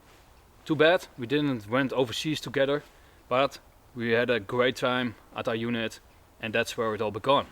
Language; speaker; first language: English; non-native, fluent; Dutch